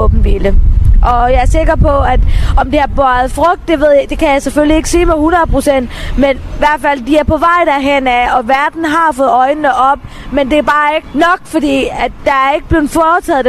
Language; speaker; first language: Danish; early bilingual, other home language; Tamil